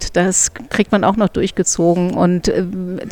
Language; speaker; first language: German; native; German